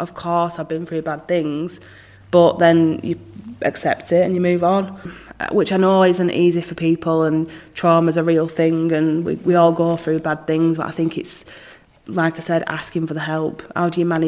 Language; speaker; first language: English; native; English